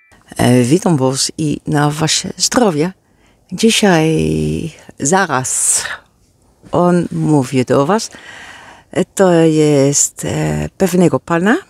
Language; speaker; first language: Polish; early bilingual, heritage; Polish